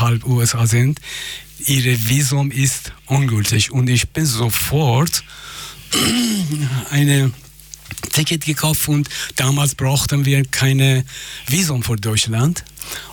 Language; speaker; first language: German; non-native, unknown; Persian